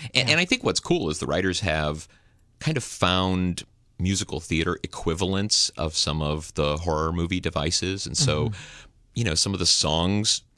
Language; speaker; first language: English; native; English